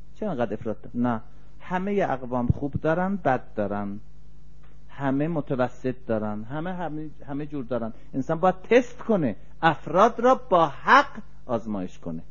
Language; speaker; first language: Persian; native; Persian